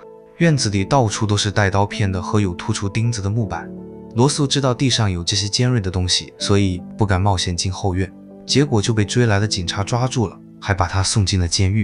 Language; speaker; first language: Chinese; native; Chinese